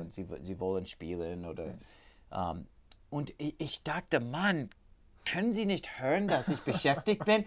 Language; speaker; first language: German; non-native, learner; English